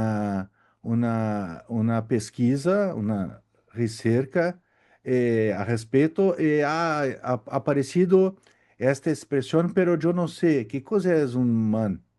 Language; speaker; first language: Spanish; non-native, learner; Portuguese